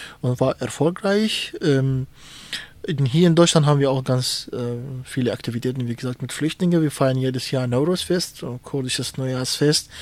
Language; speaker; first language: German; non-native, fluent; Kurdish